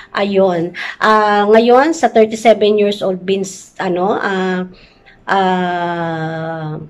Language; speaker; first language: English; non-native, local second language; Filipino